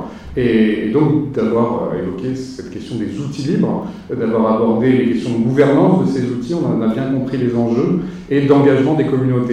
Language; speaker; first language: French; native; French